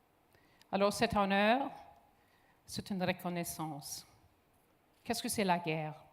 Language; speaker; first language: French; non-native, local second language; English